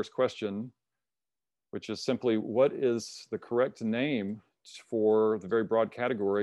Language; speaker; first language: English; native; English